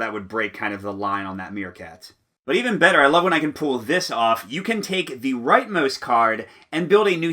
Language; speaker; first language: English; native; English